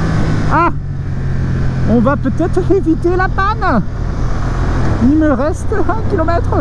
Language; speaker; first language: French; native; French